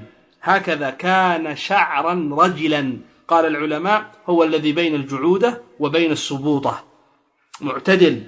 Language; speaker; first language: Arabic; native; Arabic